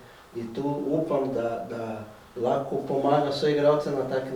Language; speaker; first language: Slovenian; non-native, fluent; Portuguese